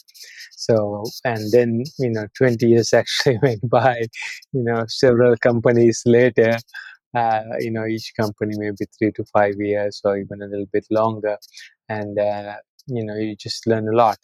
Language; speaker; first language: English; non-native, local second language; Sinhala